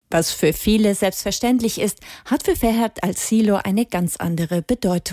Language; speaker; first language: German; native; German